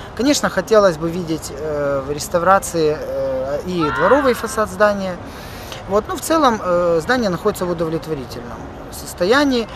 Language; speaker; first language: Russian; native; Russian